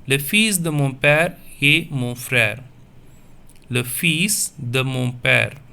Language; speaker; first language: French; non-native, fluent; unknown